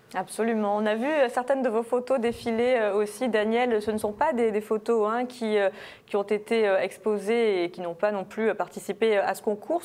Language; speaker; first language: French; native; French